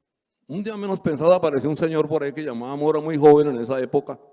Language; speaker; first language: Spanish; native; Spanish